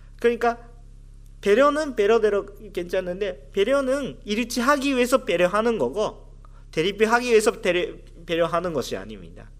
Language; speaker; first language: Korean; non-native, fluent; Japanese